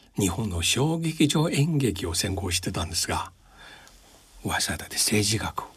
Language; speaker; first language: Japanese; non-native, fluent; Chinese